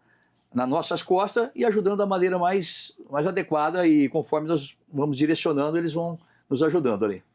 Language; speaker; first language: Portuguese; native; Portuguese